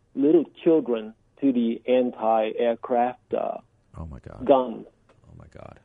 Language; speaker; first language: English; early bilingual, other home language; Vietnamese